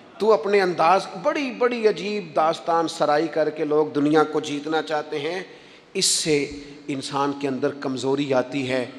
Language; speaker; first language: Urdu; non-native, local second language; Punjabi